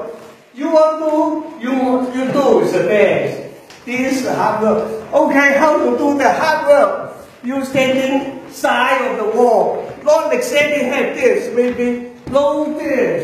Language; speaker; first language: English; non-native, learner; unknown